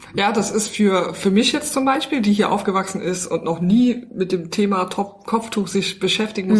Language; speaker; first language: German; native; German